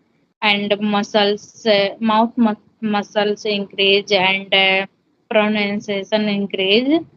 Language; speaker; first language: English; non-native, learner; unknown